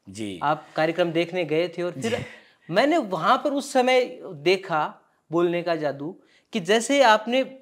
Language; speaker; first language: Hindi; native; Hindi